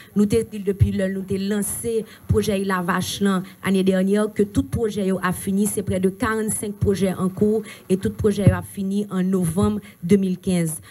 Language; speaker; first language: French; non-native, local second language; Haitian Creole